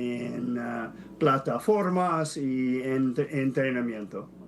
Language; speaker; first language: Spanish; non-native, fluent; English